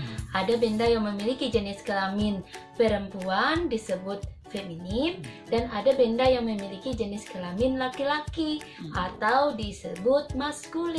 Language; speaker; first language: Indonesian; non-native, local second language; Minangkabau